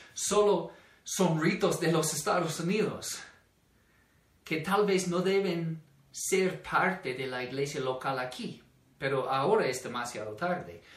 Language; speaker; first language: Spanish; non-native, fluent; English